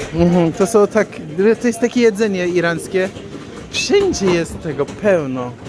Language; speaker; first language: Polish; non-native, fluent; Persian